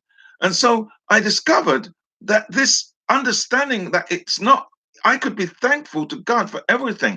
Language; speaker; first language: English; native; English